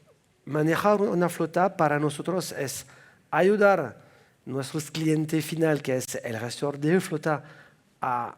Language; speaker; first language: Spanish; non-native, fluent; French